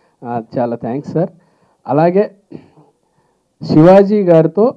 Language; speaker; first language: Telugu; native; Telugu